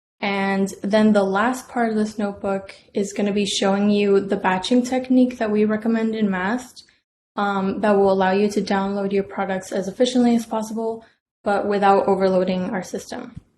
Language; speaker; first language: English; native; English